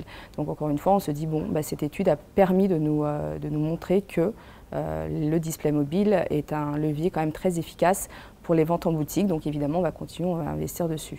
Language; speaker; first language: French; native; French